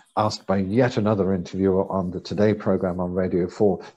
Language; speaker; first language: English; native; English